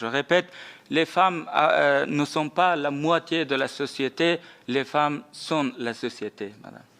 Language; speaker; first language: French; non-native, fluent; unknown